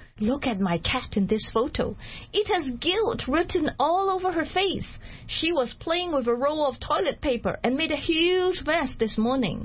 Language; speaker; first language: English; non-native, local second language; Cantonese